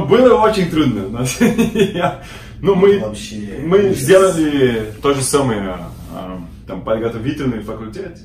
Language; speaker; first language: Russian; non-native, learner; Portuguese